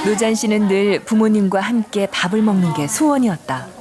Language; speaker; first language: Korean; native; Korean